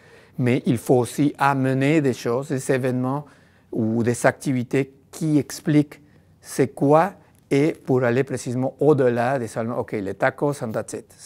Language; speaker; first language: French; non-native, fluent; Spanish